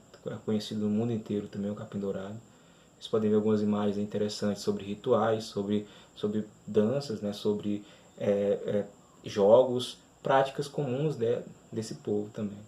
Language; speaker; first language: Portuguese; native; Portuguese